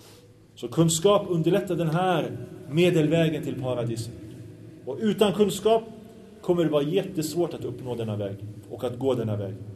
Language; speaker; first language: Swedish; early bilingual, other home language; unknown